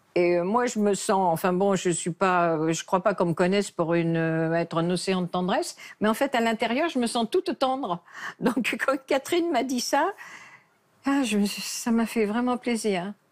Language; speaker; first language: French; native; French